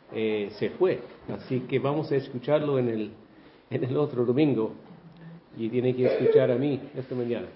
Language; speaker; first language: Spanish; non-native, fluent; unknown